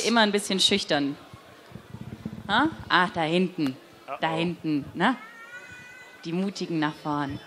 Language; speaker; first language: German; native; German